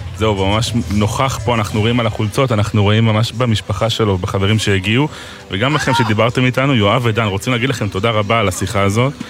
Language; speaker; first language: Hebrew; native; Hebrew